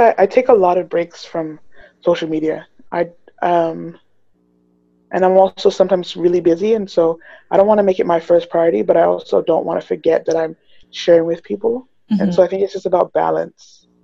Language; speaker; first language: English; native; English